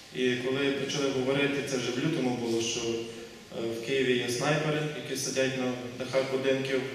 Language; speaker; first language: Ukrainian; native; Ukrainian